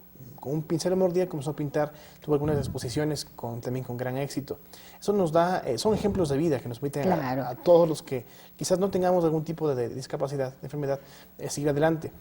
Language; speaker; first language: Spanish; native; Spanish